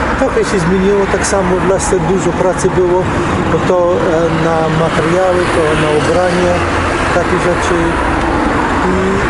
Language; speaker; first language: Polish; early bilingual, heritage; Polish